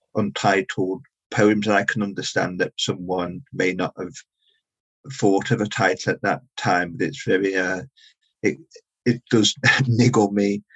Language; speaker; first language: English; native; English